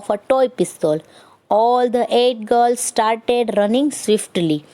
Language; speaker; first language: English; non-native, local second language; Gujarati